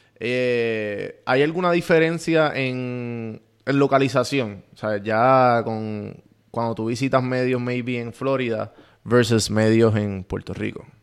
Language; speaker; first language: Spanish; native; Spanish